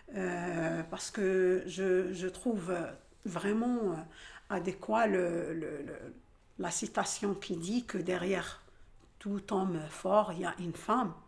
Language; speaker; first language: French; non-native, local second language; Arabic